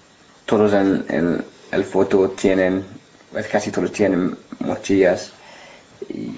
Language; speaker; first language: Spanish; non-native, learner; English